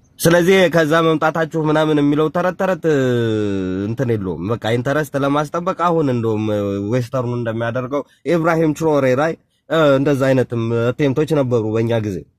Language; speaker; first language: Amharic; non-native, local second language; Tigrinya